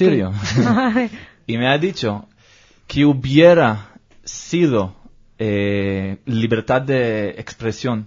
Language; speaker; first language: Spanish; non-native, learner; Hebrew